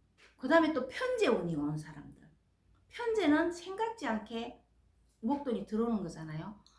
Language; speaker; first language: Korean; native; Korean